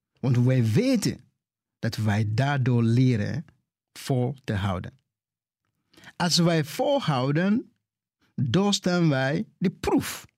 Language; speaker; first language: Dutch; non-native, fluent; English